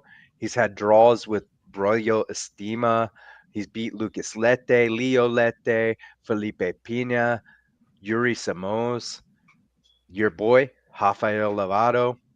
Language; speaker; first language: English; native; English